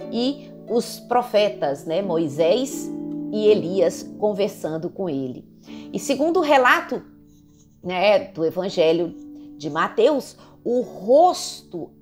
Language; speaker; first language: Portuguese; native; Portuguese